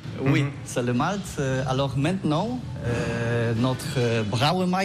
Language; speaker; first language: French; non-native, learner; Polish